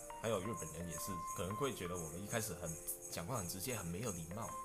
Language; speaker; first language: Chinese; non-native, local second language; Cantonese